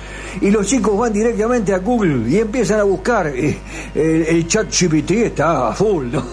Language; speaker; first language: Spanish; native; Spanish